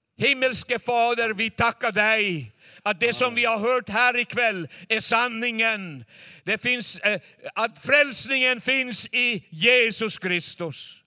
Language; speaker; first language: Swedish; non-native, fluent; Chinese